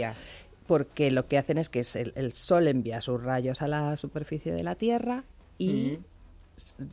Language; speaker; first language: Spanish; native; Spanish